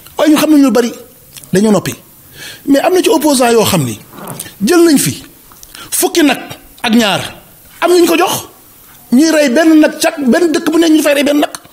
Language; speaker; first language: Wolof; native; Wolof